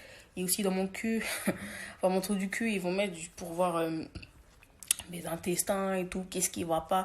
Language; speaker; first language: French; native; French